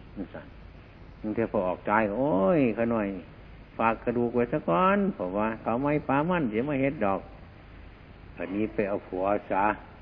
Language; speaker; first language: Thai; native; Thai